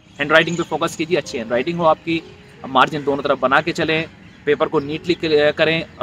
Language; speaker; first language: Hindi; native; Hindi